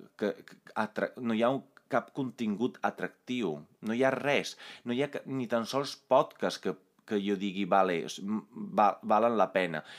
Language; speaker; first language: Catalan; non-native, fluent; Italian